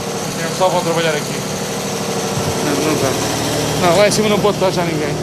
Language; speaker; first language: Portuguese; native; Portuguese